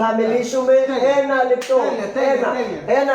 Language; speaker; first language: Greek; non-native, learner; Urdu